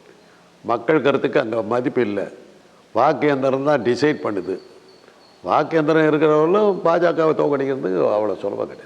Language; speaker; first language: Tamil; native; Tamil